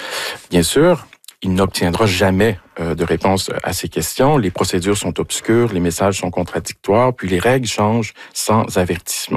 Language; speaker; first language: French; native; French